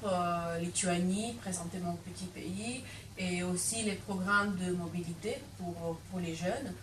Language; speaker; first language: French; non-native, fluent; Lithuanian